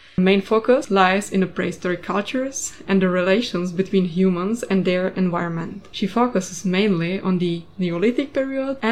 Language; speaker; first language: English; non-native, fluent; Czech